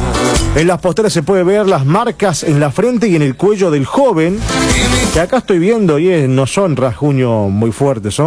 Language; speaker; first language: Spanish; native; Spanish